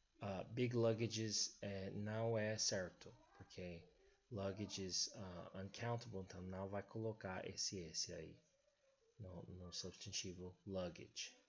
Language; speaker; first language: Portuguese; non-native, fluent; English